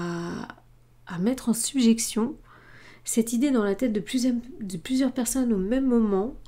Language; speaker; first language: French; native; French